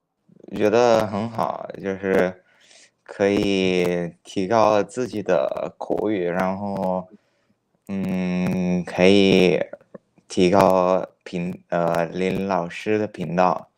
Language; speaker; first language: Chinese; non-native, fluent; Italian